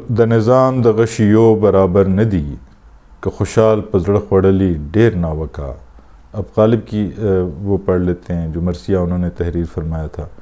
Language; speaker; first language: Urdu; non-native, local second language; Pashto